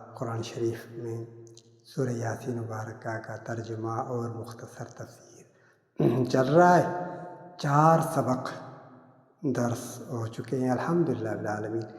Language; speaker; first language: Urdu; non-native, local second language; Sindhi